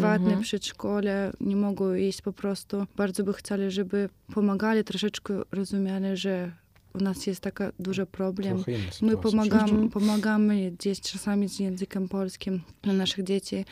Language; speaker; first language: Polish; non-native, fluent; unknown